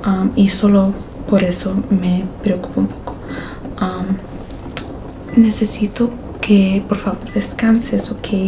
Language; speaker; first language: Spanish; early bilingual, heritage; Spanish